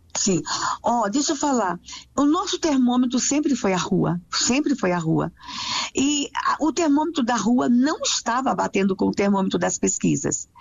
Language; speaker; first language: Portuguese; native; Portuguese